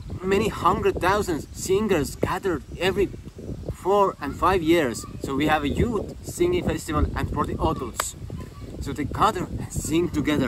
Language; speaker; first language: English; non-native, fluent; Estonian